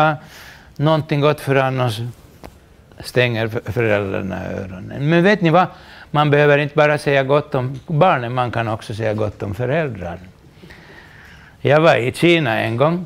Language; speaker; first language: Swedish; non-native, local second language; Finnish